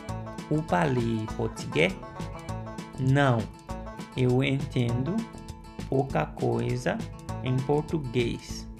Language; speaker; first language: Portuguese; non-native, fluent; Haitian Creole